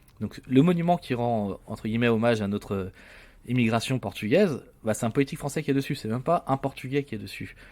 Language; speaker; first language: French; native; French